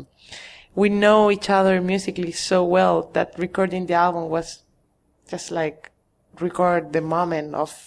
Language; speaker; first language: English; non-native, fluent; Spanish